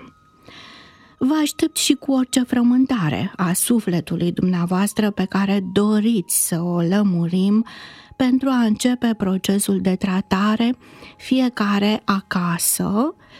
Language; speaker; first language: Romanian; native; Romanian